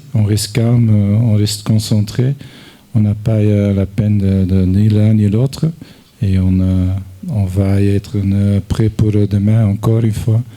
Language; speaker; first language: French; non-native, fluent; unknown